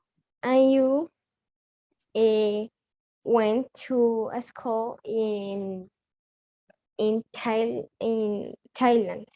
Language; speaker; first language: English; non-native, learner; Spanish